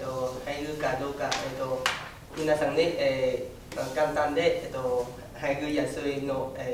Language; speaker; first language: Japanese; non-native, learner; Vietnamese